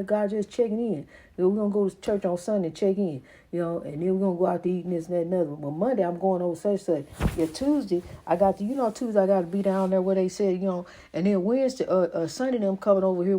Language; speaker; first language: English; native; English